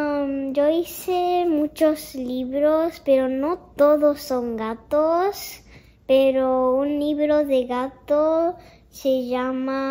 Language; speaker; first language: Spanish; early bilingual, heritage; Japanese